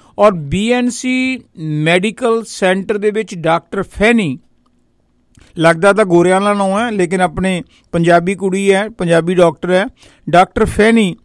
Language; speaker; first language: Punjabi; native; Punjabi